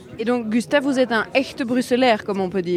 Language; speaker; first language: French; native; French